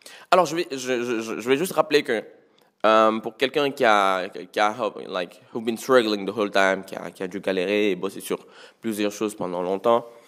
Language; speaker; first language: French; non-native, local second language; Wolof